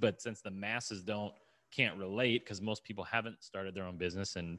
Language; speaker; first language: English; native; English